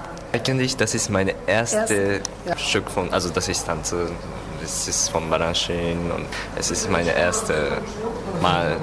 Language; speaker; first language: German; non-native, learner; Japanese